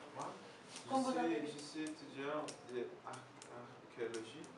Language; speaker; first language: French; non-native, learner; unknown